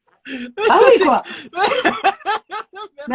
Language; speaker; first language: French; native; French